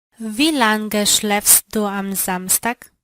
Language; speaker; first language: German; non-native, learner; Polish